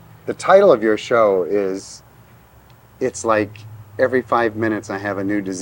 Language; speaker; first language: English; native; English